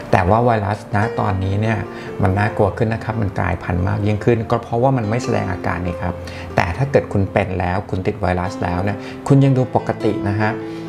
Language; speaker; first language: Thai; native; Thai